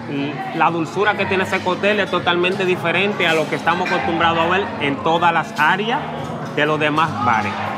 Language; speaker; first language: Spanish; native; Spanish